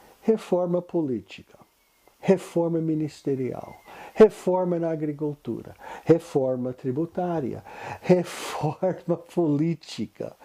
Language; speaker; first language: Portuguese; non-native, fluent; English